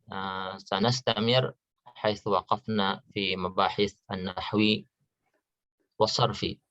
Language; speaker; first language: Arabic; non-native, fluent; Indonesian